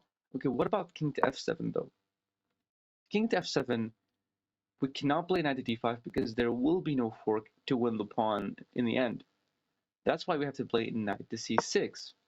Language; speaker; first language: English; non-native, fluent; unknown